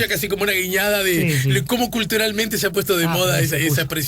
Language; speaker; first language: Spanish; native; Spanish